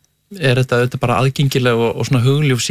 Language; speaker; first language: Icelandic; native; Icelandic